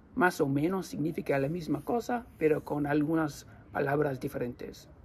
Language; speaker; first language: Spanish; non-native, learner; English